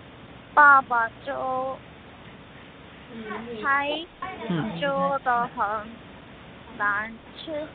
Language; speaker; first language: Chinese; non-native, learner; Korean